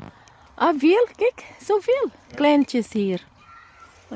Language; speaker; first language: Dutch; non-native, learner; Filipino